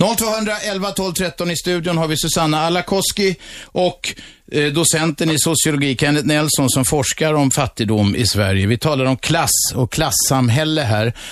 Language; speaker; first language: Swedish; native; Swedish